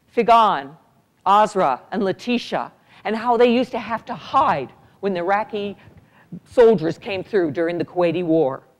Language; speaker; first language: English; native; English